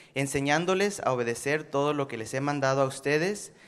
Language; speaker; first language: Spanish; early bilingual, heritage; Spanish